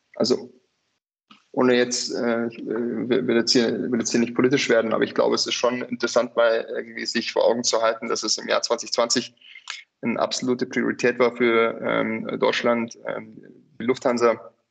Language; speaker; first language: German; native; German